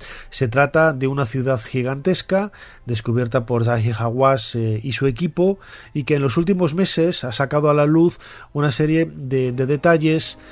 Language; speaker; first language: Spanish; native; Spanish